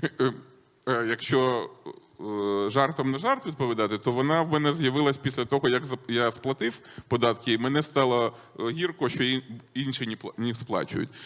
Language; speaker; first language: Ukrainian; non-native, local second language; Russian